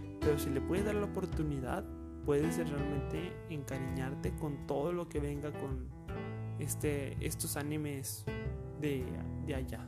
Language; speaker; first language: Spanish; native; Spanish